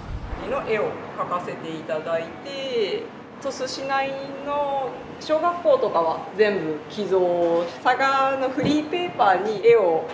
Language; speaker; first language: Japanese; native; Japanese